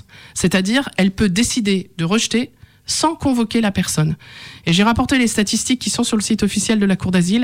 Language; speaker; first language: French; native; French